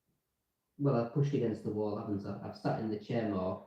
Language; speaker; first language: English; native; English